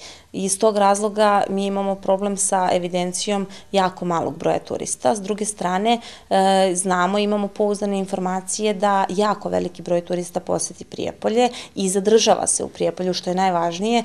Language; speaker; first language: Serbian; native; Serbian